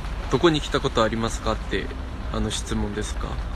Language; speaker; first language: Japanese; non-native, fluent; Korean